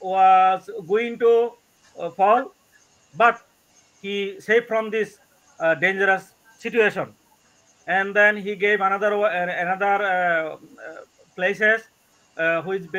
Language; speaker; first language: English; non-native, learner; Bangla